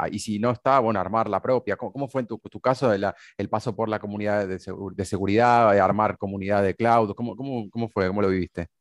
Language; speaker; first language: Spanish; native; Spanish